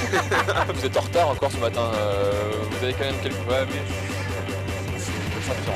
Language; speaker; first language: French; native; French